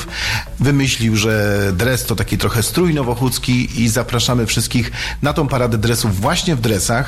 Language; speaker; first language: Polish; native; Polish